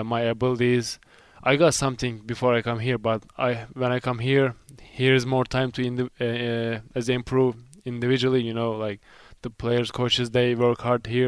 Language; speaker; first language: English; non-native, fluent; Turkish